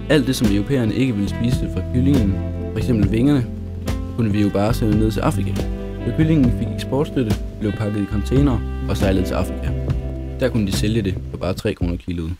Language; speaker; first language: Danish; native; Danish